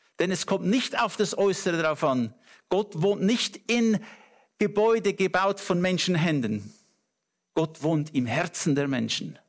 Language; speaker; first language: German; non-native, fluent; English